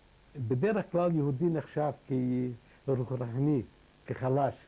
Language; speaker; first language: Hebrew; non-native, fluent; Yiddish